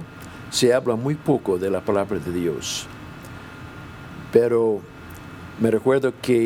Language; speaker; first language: Spanish; non-native, fluent; English